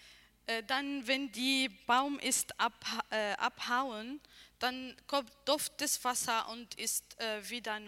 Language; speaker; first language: German; non-native, learner; Arabic